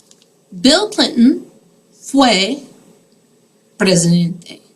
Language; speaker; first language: Spanish; non-native, fluent; English